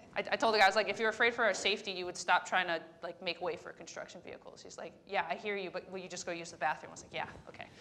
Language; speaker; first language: English; native; English